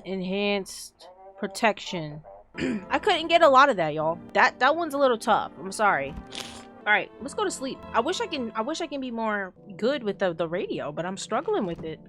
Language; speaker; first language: English; native; English